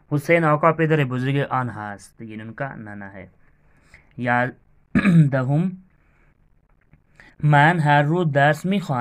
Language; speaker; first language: Persian; non-native, learner; Urdu